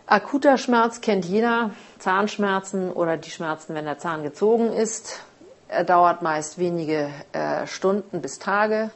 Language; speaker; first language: German; native; German